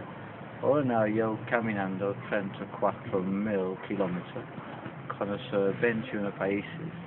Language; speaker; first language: Spanish; non-native, learner; English